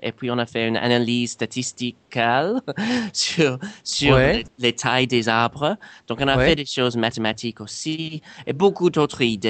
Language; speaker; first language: French; non-native, fluent; English